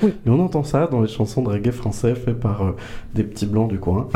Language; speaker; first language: French; native; French